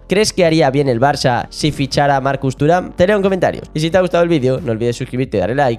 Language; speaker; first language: Spanish; native; Spanish